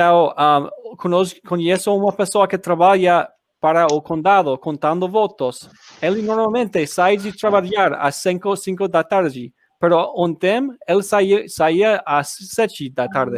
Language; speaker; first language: Portuguese; non-native, learner; English